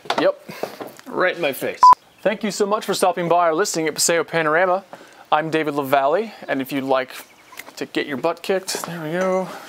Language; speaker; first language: English; native; English